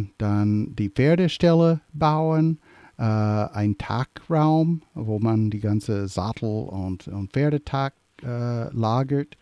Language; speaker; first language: German; early bilingual, heritage; English